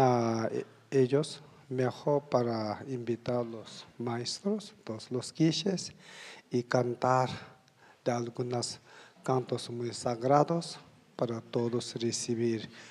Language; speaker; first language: Spanish; non-native, learner; Tibetan